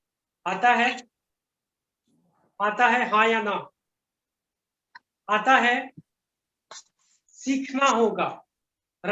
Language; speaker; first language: Hindi; native; Hindi